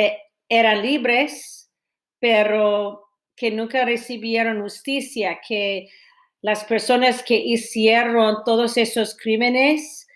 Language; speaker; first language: Spanish; non-native, fluent; English